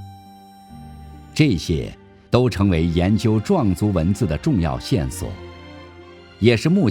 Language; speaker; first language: Chinese; native; Chinese